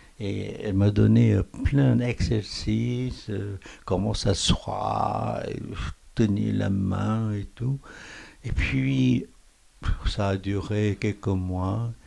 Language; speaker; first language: French; non-native, fluent; Korean